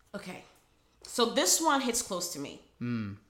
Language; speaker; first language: English; early bilingual, other home language; Portuguese